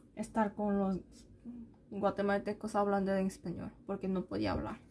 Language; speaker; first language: Spanish; non-native, fluent; Korean